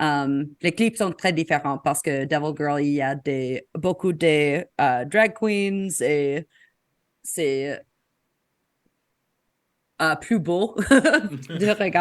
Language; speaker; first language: French; non-native, fluent; English